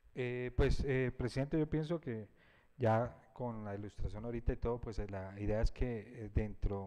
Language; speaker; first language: Spanish; native; Spanish